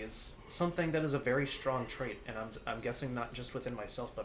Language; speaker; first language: English; early bilingual, other home language; Spanish